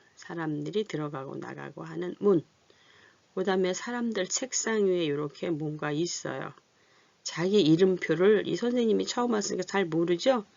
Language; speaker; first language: Korean; native; Korean